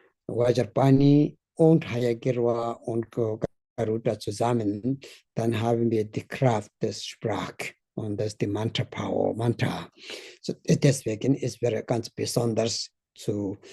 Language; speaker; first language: German; non-native, learner; Tibetan